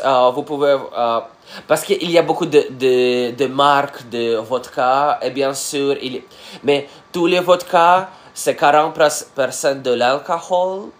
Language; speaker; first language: French; non-native, learner; Russian